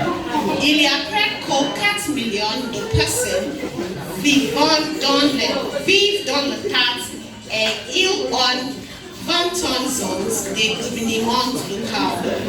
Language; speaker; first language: French; non-native, learner; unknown